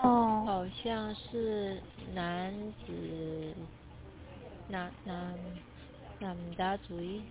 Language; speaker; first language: Chinese; non-native, learner; Korean